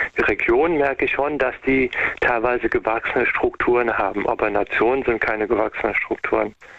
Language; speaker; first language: German; native; German